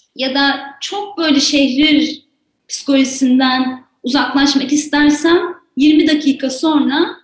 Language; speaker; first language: Turkish; native; Turkish